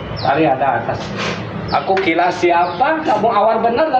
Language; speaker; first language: Indonesian; non-native, local second language; Hakka Chinese